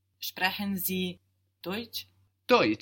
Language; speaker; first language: German; non-native, learner; English